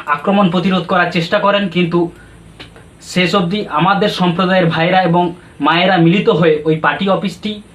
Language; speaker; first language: Bangla; non-native, local second language; Santali